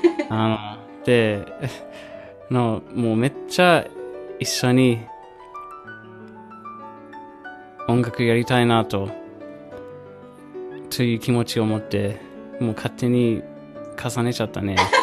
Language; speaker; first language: Japanese; non-native, fluent; English